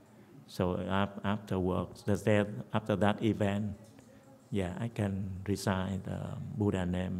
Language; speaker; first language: English; non-native, fluent; Vietnamese